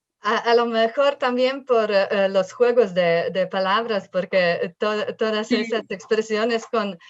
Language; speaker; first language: Spanish; non-native, fluent; Slovenian